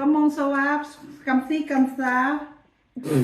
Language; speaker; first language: French; non-native, learner; Thai